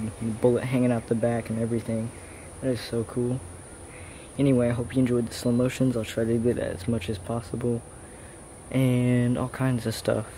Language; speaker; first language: English; native; English